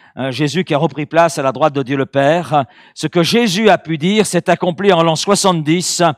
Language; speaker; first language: French; native; French